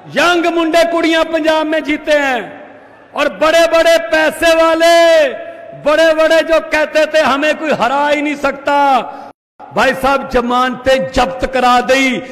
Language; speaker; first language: Hindi; native; Hindi